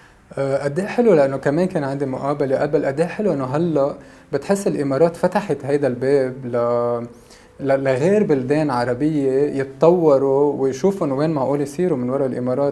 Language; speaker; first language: Arabic; native; Arabic